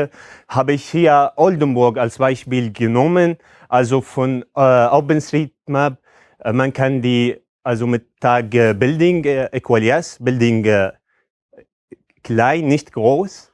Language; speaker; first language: German; non-native, fluent; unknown